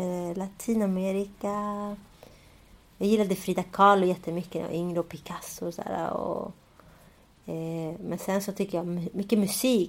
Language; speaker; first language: Swedish; early bilingual, other home language; Spanish